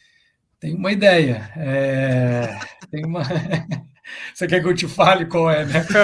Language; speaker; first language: Portuguese; native; Portuguese